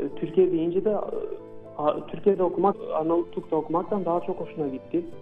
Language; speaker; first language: Turkish; non-native, fluent; Albanian